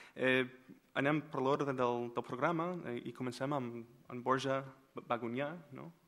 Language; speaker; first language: Catalan; non-native, fluent; English